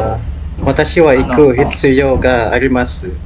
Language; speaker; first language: Japanese; non-native, learner; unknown